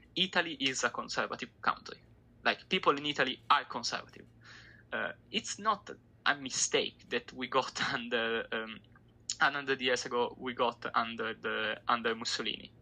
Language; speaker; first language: English; non-native, fluent; Italian